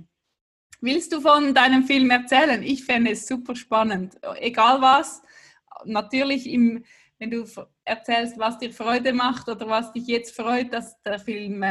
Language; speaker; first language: German; native; German